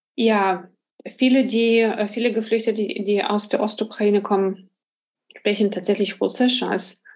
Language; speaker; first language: German; non-native, fluent; Ukrainian